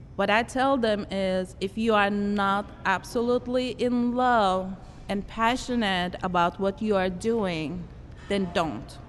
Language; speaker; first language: English; non-native, fluent; Turkish